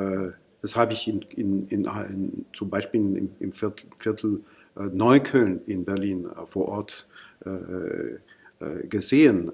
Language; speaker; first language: German; non-native, fluent; French